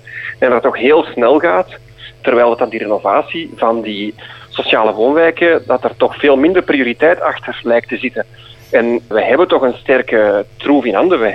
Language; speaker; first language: Dutch; native; Dutch